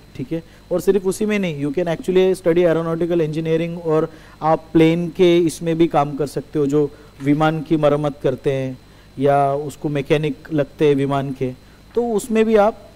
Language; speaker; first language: Hindi; non-native, local second language; Marathi